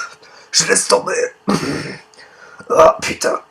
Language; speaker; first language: French; native; French